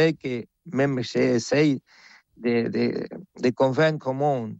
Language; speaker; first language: French; non-native, fluent; Spanish